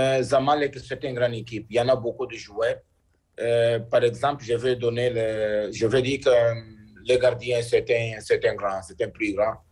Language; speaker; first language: French; non-native, learner; Portuguese